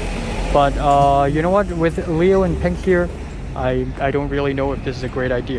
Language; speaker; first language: English; non-native, local second language; Cantonese